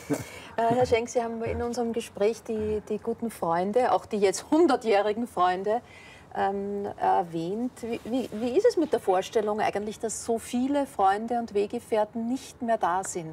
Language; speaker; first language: German; native; German